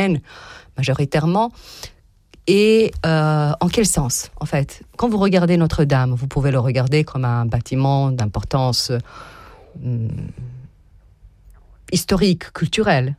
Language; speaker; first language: French; non-native, fluent; Serbian